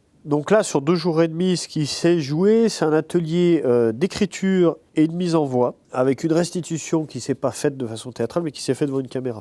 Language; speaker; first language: French; native; French